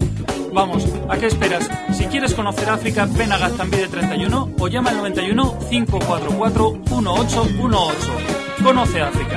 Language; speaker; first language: Spanish; native; Spanish